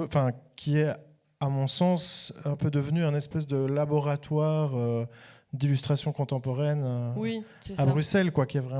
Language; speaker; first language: French; native; French